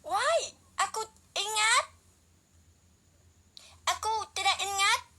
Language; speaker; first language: Indonesian; non-native, learner; Vietnamese